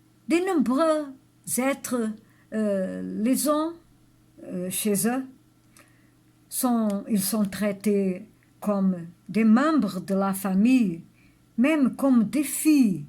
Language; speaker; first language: French; non-native, learner; Portuguese